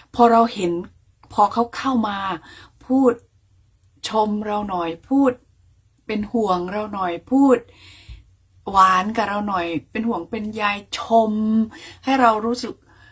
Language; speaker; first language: Thai; native; Thai